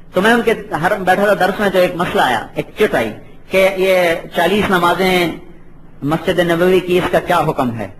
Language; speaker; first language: Urdu; non-native, local second language; Punjabi